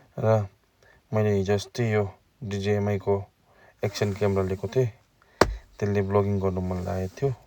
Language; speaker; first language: Nepali; native; Nepali